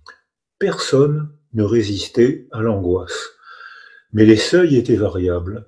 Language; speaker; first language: French; native; French